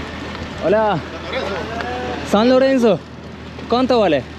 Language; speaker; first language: Spanish; non-native, learner; Turkish